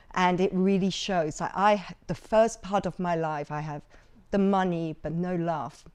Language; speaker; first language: English; early bilingual, other home language; Cantonese